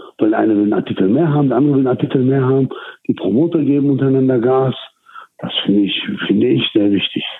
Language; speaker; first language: German; early bilingual, other home language; Turkish